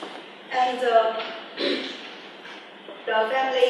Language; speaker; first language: English; non-native, learner; Chinese